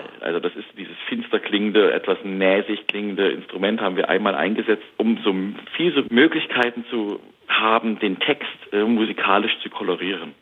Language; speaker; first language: German; native; German